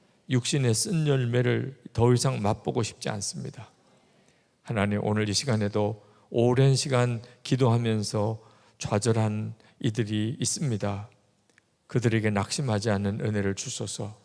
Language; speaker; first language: Korean; native; Korean